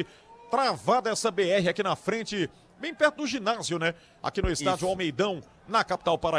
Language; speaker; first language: Portuguese; native; Portuguese